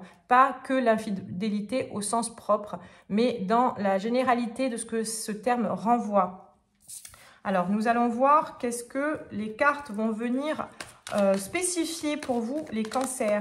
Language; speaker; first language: French; native; French